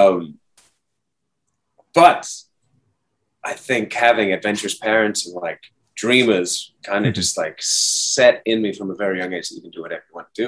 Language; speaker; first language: English; native; English